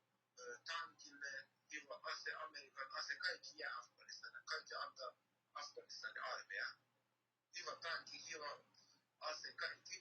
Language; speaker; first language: Finnish; non-native, learner; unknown